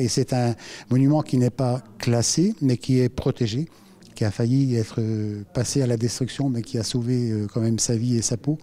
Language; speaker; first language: French; native; French